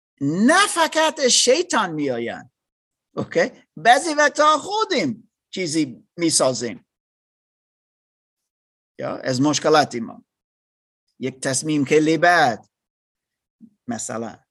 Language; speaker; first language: Persian; non-native, learner; English